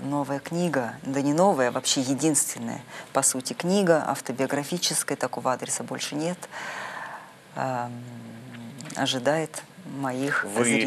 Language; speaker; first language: Russian; native; Russian